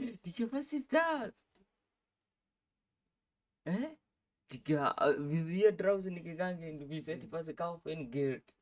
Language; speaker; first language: German; non-native, learner; Swahili